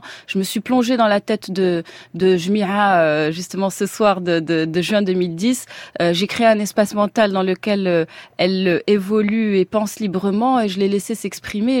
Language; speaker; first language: French; non-native, local second language; Arabic